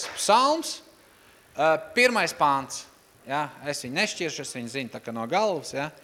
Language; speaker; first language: Latvian; non-native, local second language; Russian